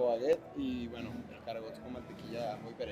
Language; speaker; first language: Spanish; native; Spanish